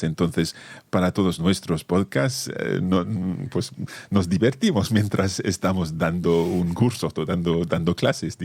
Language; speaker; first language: Spanish; non-native, fluent; English